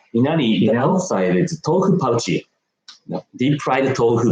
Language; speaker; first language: English; non-native, learner; Japanese